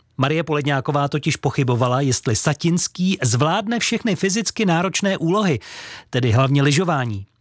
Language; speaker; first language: Czech; native; Czech